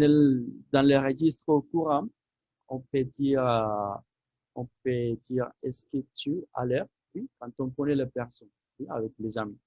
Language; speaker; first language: French; non-native, fluent; Spanish